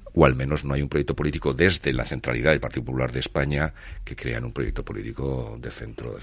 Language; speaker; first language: Spanish; non-native, local second language; Catalan